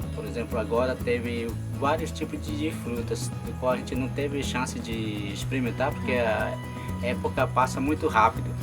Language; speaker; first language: Portuguese; non-native, local second language; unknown